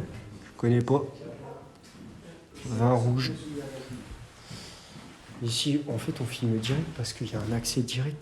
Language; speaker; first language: French; native; French